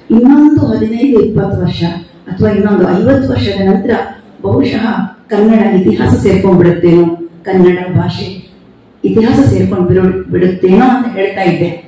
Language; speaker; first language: Kannada; non-native, local second language; Konkani